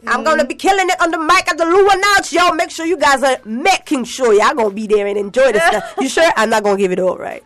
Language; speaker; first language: English; early bilingual, other home language; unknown